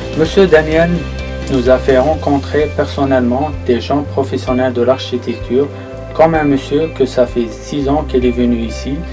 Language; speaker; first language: French; non-native, local second language; Arabic